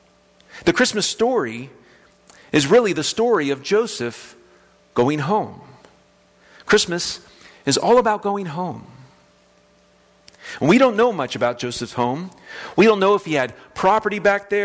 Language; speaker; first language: English; native; English